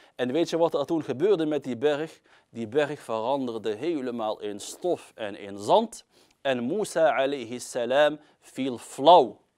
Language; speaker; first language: Dutch; early bilingual, other home language; Arabic